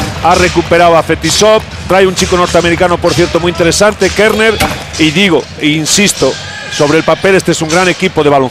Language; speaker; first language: Spanish; native; Spanish